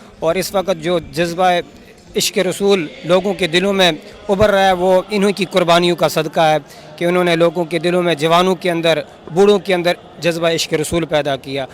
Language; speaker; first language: Urdu; non-native, local second language; Pahari-Potwari